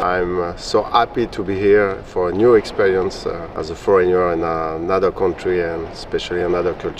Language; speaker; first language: English; non-native, fluent; French